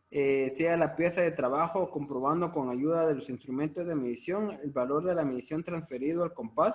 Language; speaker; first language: Spanish; native; Spanish